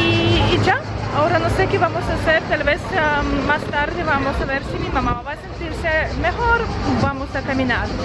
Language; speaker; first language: Spanish; non-native, fluent; Russian